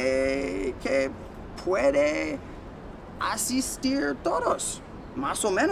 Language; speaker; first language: Spanish; non-native, learner; English